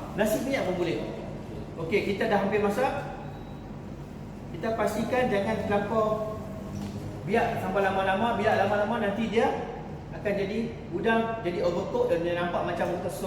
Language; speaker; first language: Malay; native; Malay